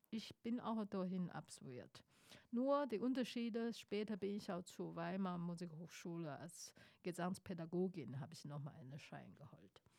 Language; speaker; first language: German; non-native, fluent; Chinese